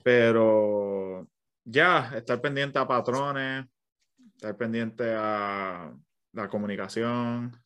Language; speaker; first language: Spanish; early bilingual, other home language; English